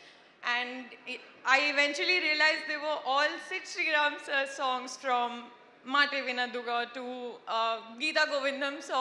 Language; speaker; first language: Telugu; non-native, learner; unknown